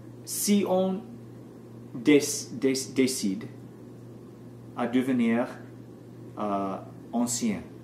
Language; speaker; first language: French; non-native, learner; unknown